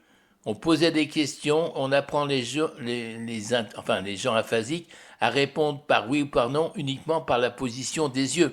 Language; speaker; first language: French; native; French